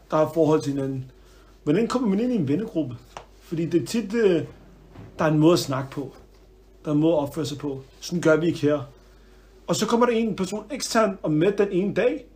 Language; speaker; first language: Danish; early bilingual, other home language; Arabic